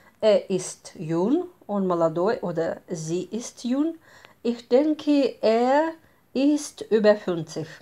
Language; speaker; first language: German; non-native, fluent; Russian